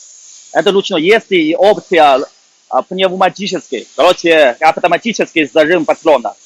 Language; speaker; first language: Russian; non-native, fluent; Chinese